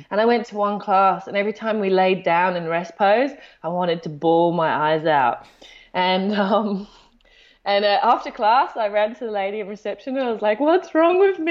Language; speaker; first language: English; native; English